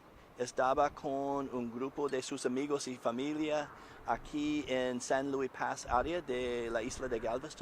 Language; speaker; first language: Spanish; non-native, learner; English